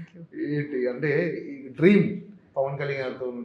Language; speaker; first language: Telugu; native; Telugu